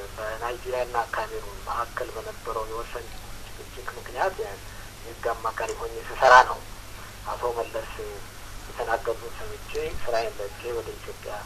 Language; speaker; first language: Amharic; non-native, local second language; Sebat Bet Gurage